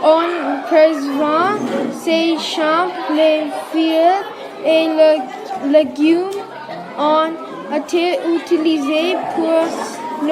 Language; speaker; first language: French; non-native, learner; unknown